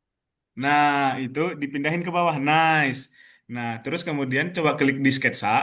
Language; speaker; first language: Indonesian; native; Indonesian